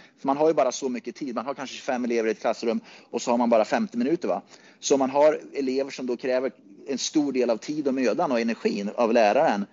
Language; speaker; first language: Swedish; native; Swedish